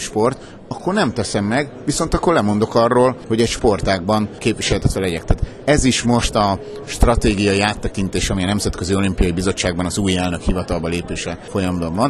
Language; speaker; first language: Hungarian; native; Hungarian